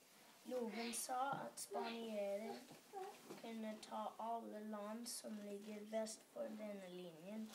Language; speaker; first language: Norwegian; early bilingual, other home language; English